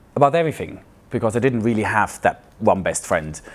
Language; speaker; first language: English; non-native, fluent; Swiss German